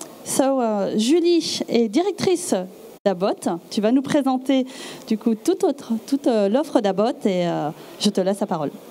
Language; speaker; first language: French; native; French